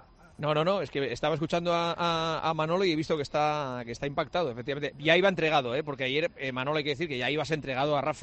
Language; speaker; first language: Spanish; native; Spanish